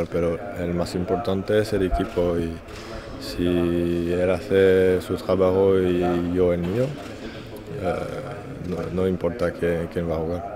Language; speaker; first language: Spanish; non-native, fluent; French